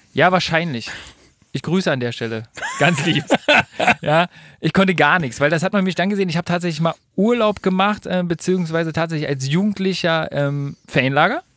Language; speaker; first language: German; native; German